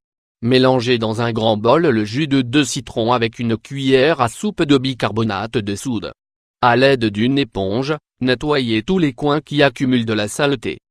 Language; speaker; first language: French; native; French